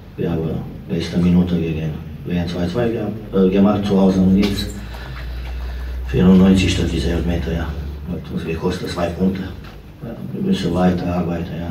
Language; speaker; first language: German; non-native, learner; Romanian